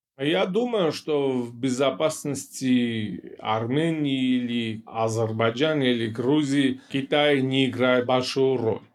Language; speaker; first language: Russian; non-native, local second language; Armenian